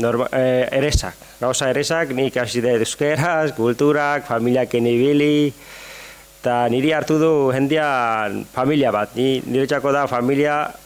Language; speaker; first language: Basque; non-native, learner; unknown